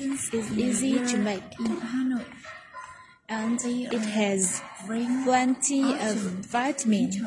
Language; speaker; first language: English; non-native, learner; Vietnamese